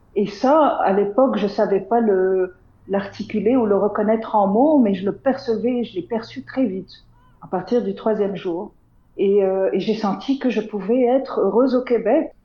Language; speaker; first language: French; non-native, local second language; Arabic